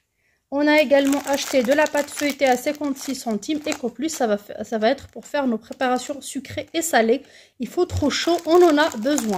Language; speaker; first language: French; native; French